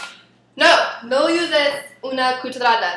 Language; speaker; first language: Spanish; non-native, learner; English